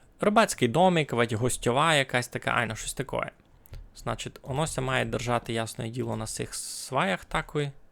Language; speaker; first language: Ukrainian; native; Ukrainian